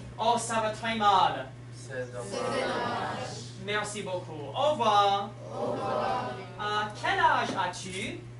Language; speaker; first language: French; non-native, fluent; English